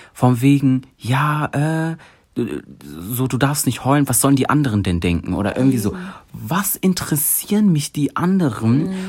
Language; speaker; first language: German; early bilingual, other home language; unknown